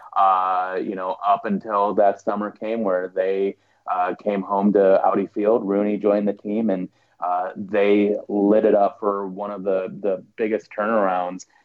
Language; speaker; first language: English; native; English